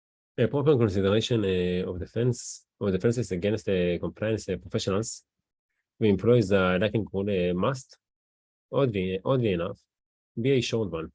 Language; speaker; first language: English; non-native, learner; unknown